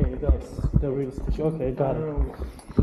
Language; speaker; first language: English; non-native, learner; Arabic